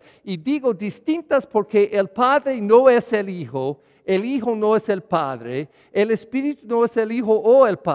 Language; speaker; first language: Spanish; non-native, learner; English